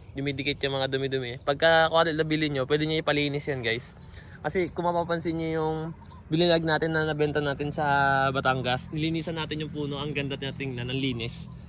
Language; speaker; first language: Filipino; native; Filipino